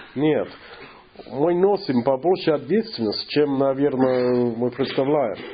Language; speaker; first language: Russian; non-native, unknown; English